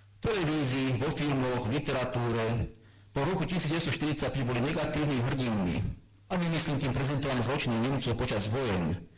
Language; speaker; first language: Slovak; non-native, local second language; German